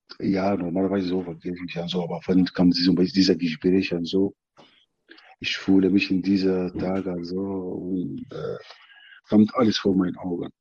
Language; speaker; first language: German; non-native, learner; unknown